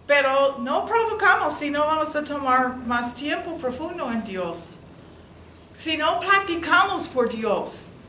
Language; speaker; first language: Spanish; non-native, learner; English